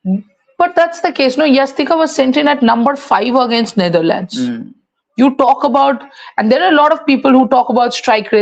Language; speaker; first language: English; non-native, local second language; Hindi